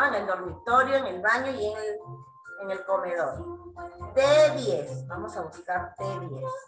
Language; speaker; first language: Spanish; native; Spanish